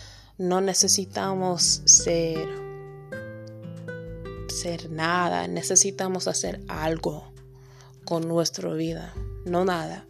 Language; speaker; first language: Spanish; non-native, learner; English